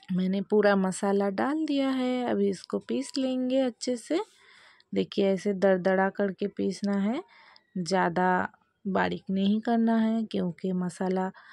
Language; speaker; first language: Hindi; non-native, local second language; Bangla